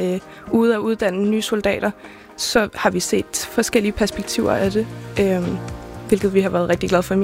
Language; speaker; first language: Danish; native; Danish